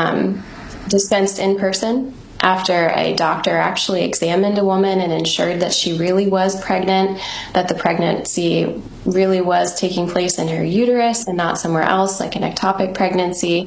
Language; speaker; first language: English; native; English